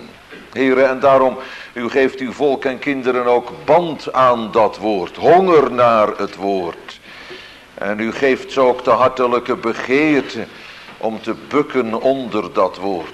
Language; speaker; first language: Dutch; native; Dutch